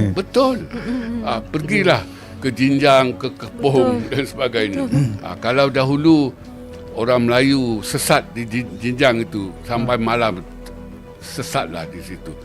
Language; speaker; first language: Malay; native; Malay